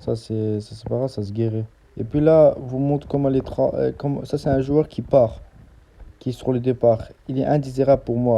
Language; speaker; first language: French; native; French